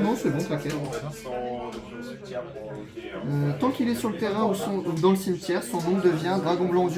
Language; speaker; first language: French; native; French